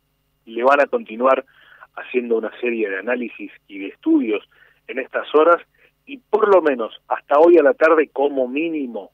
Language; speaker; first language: Spanish; native; Spanish